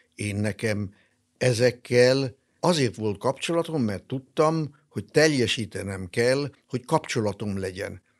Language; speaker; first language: Hungarian; non-native, local second language; German